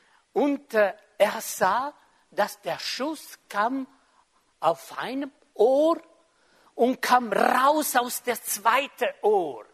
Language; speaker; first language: German; non-native, fluent; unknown